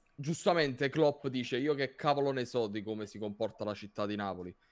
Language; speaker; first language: Italian; native; Italian